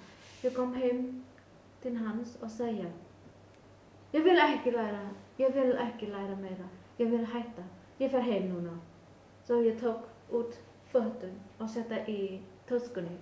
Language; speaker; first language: Icelandic; non-native, learner; Vietnamese